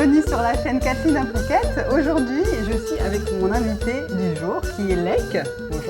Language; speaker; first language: French; native; French